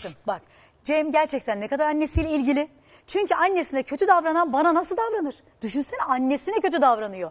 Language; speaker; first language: Turkish; native; Turkish